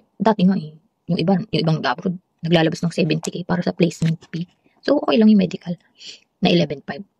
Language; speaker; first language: Filipino; native; Filipino